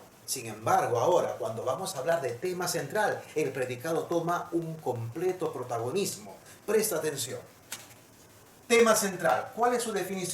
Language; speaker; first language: Spanish; native; Spanish